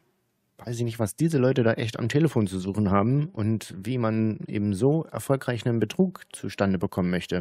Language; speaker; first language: German; native; German